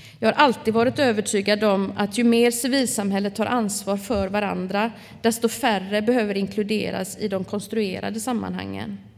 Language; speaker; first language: Swedish; native; Swedish